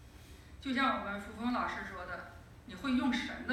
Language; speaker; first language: Chinese; native; Chinese